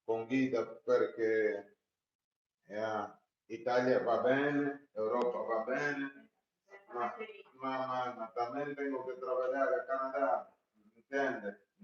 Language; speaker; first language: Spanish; non-native, learner; Portuguese